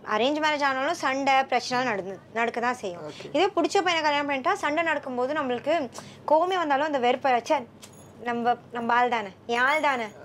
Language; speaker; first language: Tamil; non-native, local second language; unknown